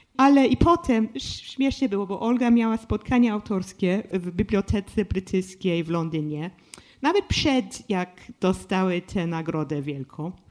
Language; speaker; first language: Polish; non-native, fluent; English